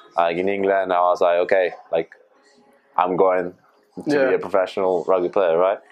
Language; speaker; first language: English; non-native, fluent; Spanish